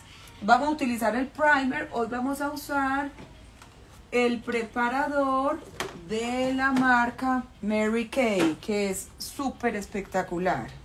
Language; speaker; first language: Spanish; native; Spanish